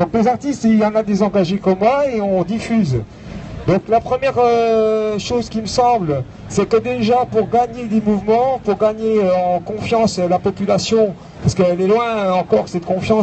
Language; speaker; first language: French; native; French